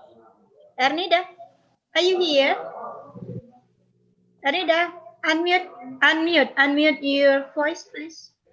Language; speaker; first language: English; non-native, fluent; Indonesian